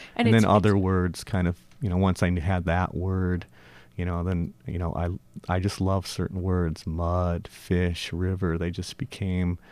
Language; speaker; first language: English; native; English